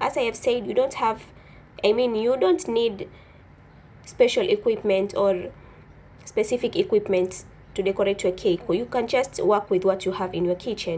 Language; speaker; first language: English; non-native, local second language; Swahili